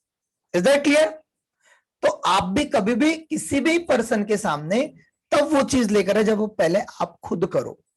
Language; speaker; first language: Hindi; native; Hindi